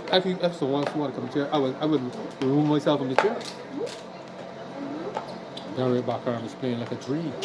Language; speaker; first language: English; native; English